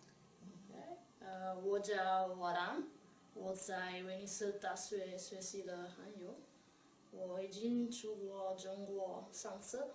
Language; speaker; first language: Chinese; non-native, learner; Italian